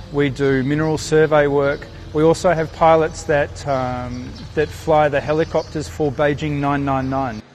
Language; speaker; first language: English; native; English